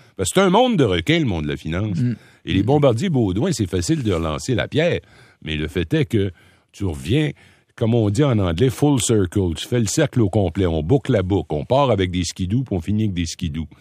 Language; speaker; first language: French; native; French